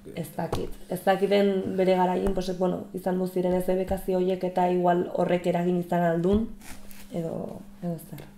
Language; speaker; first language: Basque; native; Basque